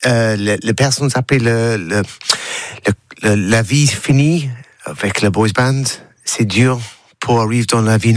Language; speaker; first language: French; non-native, learner; English